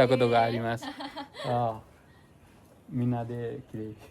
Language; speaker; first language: Japanese; non-native, learner; Nepali